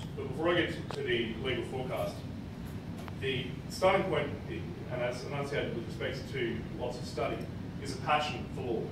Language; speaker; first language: English; native; English